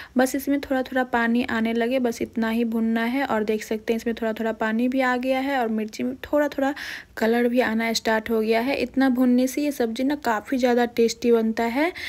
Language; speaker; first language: Hindi; native; Hindi